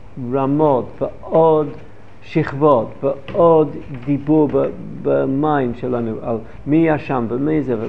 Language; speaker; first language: Hebrew; non-native, fluent; English